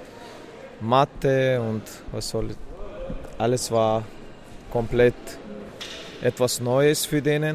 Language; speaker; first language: German; non-native, fluent; Chechen